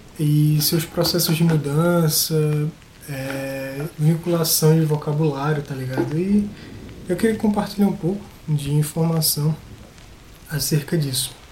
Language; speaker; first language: Portuguese; native; Portuguese